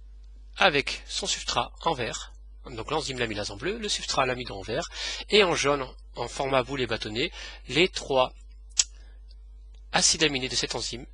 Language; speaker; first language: French; native; French